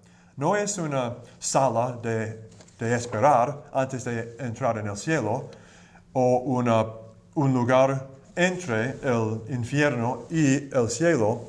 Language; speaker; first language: Spanish; non-native, learner; English